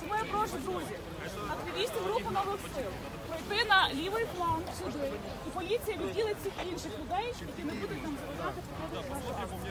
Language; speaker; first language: Ukrainian; native; Ukrainian